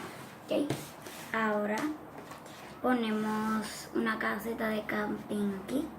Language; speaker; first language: Spanish; early bilingual, heritage; Spanish